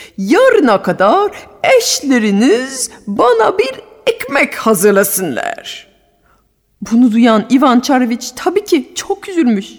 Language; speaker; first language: Turkish; non-native, fluent; French